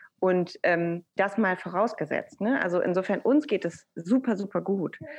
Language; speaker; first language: German; early bilingual, other home language; Persian